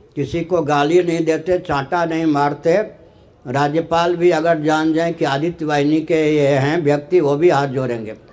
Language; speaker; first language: Hindi; non-native, local second language; Maithili